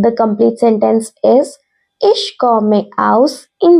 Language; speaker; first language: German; non-native, fluent; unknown